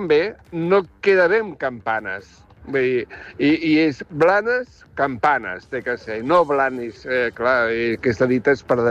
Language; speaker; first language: Catalan; native; Catalan